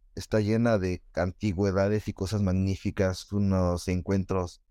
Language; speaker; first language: Spanish; native; Spanish